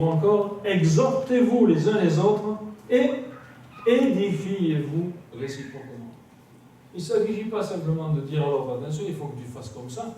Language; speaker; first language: French; native; French